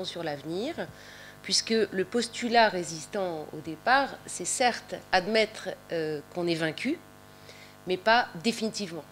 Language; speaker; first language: French; native; French